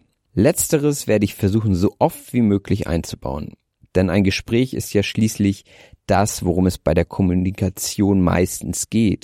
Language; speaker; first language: German; native; German